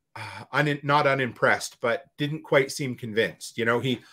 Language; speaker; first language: English; native; English